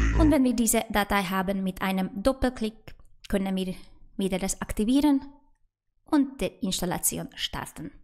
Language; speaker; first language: German; non-native, fluent; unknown